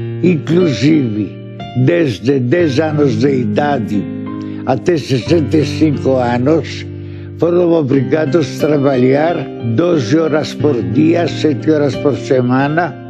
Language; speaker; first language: Portuguese; non-native, fluent; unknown